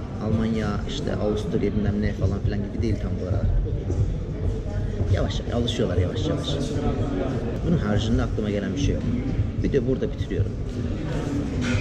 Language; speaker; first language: Turkish; native; Turkish